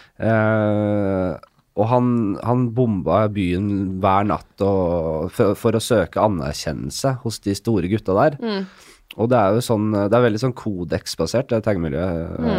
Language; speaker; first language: Norwegian; native; Norwegian